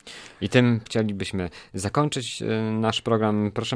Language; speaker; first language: Polish; native; Polish